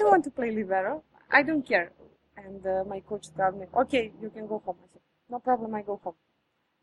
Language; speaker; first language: English; non-native, fluent; Serbian